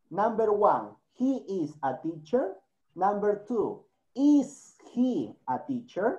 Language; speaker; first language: English; non-native, learner; Spanish